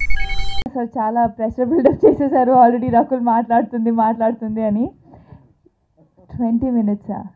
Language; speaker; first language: Telugu; non-native, local second language; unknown